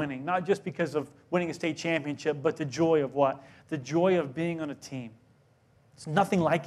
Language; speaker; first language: English; native; English